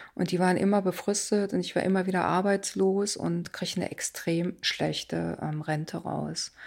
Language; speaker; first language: German; native; German